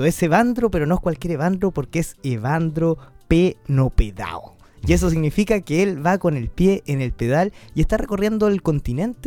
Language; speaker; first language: Spanish; native; Spanish